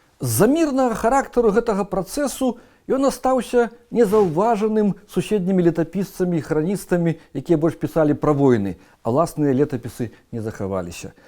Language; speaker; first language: Belarusian; native; Belarusian